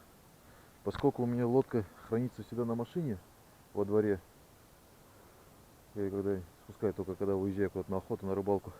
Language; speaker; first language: Russian; native; Russian